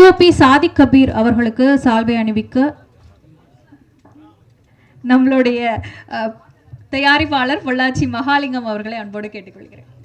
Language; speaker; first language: Tamil; native; Tamil